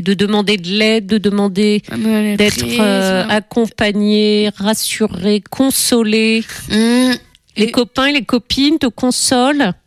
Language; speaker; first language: French; native; French